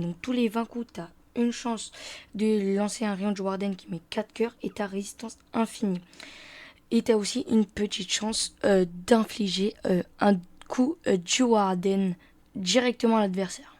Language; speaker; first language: French; native; French